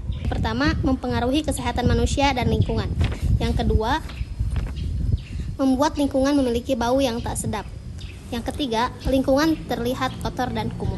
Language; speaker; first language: Indonesian; native; Indonesian